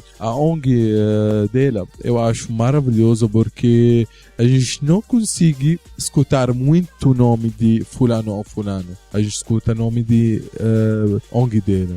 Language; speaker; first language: Portuguese; non-native, learner; Arabic